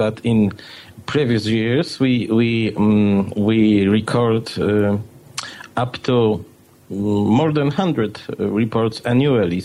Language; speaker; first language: English; non-native, fluent; Polish